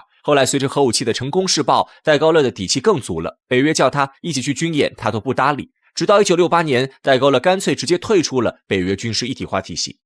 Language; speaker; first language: Chinese; native; Chinese